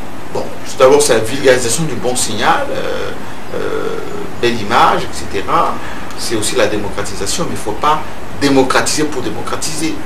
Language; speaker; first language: French; non-native, local second language; Luba-Lulua